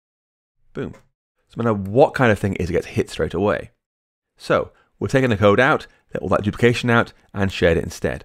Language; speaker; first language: English; native; English